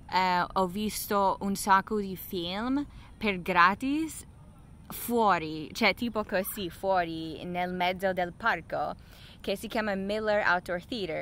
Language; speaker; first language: Italian; non-native, fluent; English